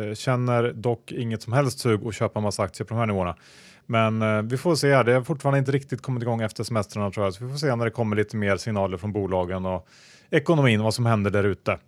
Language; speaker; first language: Swedish; native; Swedish